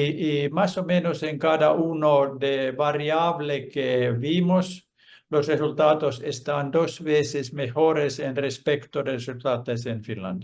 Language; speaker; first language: Spanish; non-native, fluent; Finnish